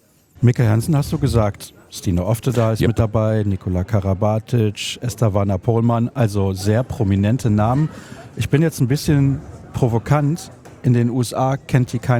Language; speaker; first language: German; native; German